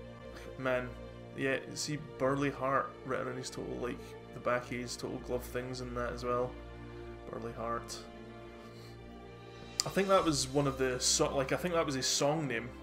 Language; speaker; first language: English; native; English